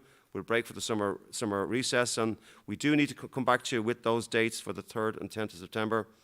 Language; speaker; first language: English; native; English